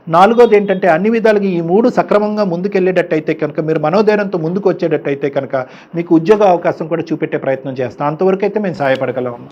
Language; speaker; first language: Telugu; native; Telugu